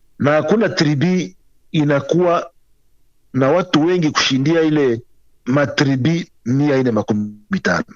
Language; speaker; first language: Swahili; native; Swahili